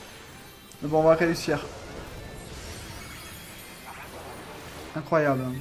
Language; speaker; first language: French; native; French